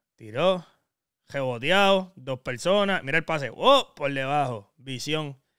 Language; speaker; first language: Spanish; native; Spanish